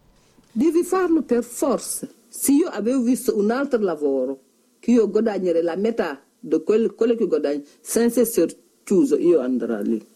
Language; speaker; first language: Italian; non-native, learner; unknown